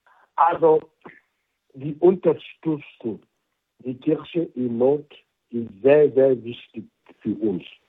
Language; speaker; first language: German; non-native, fluent; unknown